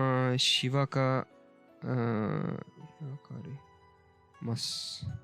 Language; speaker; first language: Japanese; non-native, learner; Turkish